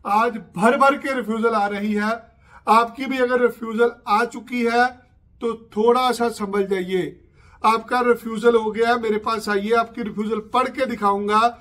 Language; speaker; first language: Hindi; non-native, local second language; Punjabi